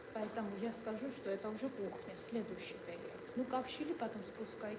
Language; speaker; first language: Russian; non-native, fluent; Georgian